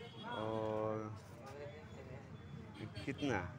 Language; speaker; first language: Hindi; non-native, learner; Bangla